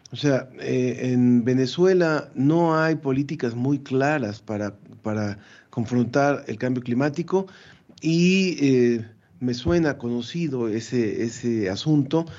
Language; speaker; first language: Spanish; native; Spanish